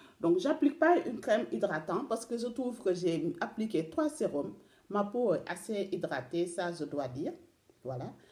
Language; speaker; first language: French; non-native, local second language; Wolof